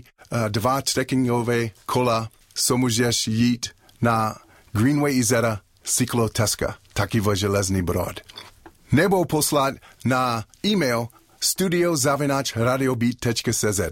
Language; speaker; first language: Czech; non-native, learner; English